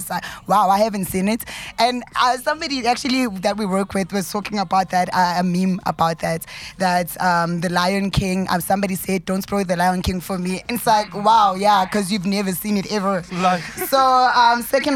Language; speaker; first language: English; non-native, local second language; Zulu